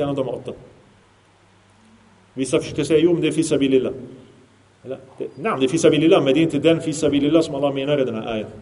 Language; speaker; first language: Swedish; early bilingual, other home language; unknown